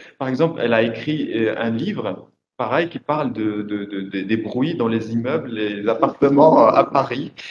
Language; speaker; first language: French; non-native, local second language; Arabic